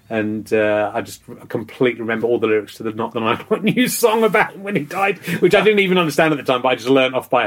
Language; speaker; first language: English; native; English